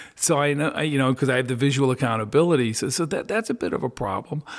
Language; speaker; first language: English; native; English